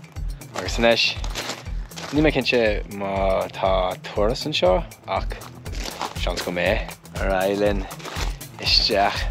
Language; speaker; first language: Irish; non-native, local second language; English